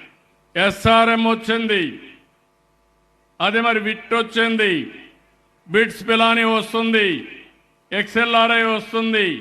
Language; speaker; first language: Telugu; native; Telugu